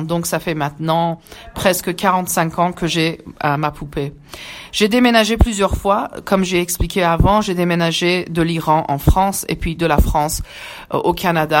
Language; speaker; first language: French; early bilingual, other home language; Persian